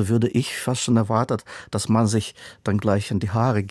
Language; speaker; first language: German; non-native, fluent; Russian